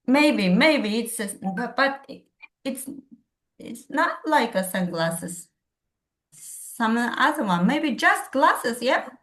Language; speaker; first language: English; non-native, fluent; Kazakh